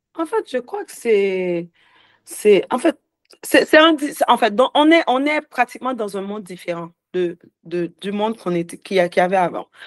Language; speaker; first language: French; native; French